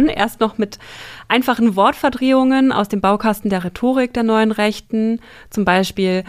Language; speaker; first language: German; native; German